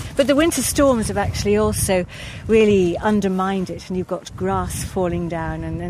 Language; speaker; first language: English; native; English